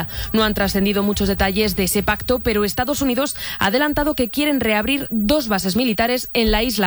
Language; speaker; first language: Spanish; native; Spanish